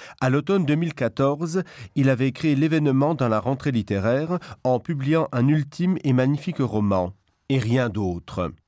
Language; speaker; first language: French; non-native, local second language; Luxembourgish